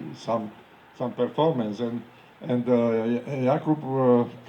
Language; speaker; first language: English; non-native, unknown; Slovak